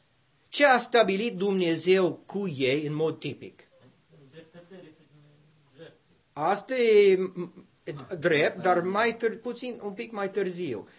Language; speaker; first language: Romanian; non-native, learner; English